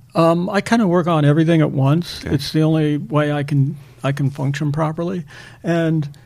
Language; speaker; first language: English; native; English